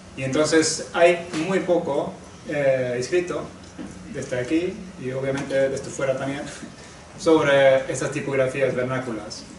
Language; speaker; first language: Spanish; non-native, fluent; Swedish